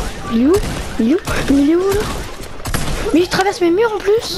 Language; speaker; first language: French; native; French